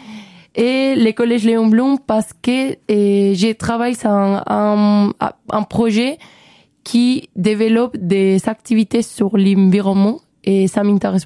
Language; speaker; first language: French; non-native, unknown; Spanish